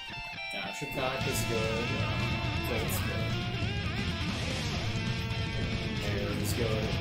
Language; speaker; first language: English; native; English